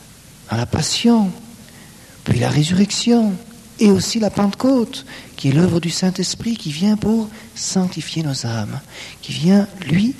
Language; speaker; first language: French; native; French